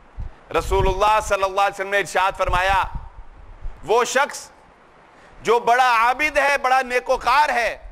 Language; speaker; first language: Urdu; non-native, local second language; Punjabi